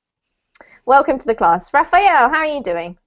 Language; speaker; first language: English; native; English